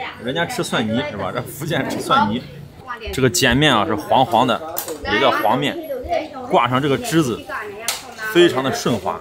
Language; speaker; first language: Chinese; native; Chinese